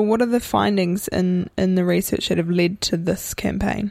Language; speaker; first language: English; native; English